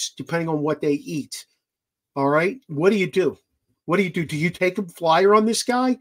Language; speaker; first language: English; native; English